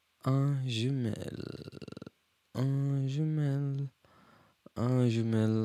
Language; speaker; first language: French; non-native, learner; English